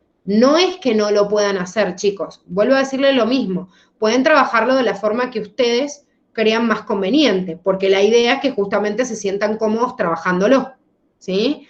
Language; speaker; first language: Spanish; native; Spanish